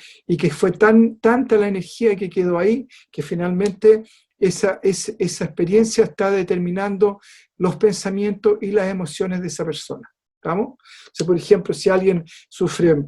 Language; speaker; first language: Spanish; native; Spanish